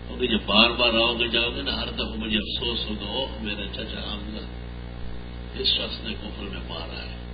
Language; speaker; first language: Urdu; non-native, local second language; Pashto